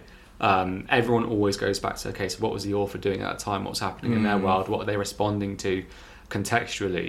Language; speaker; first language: English; native; English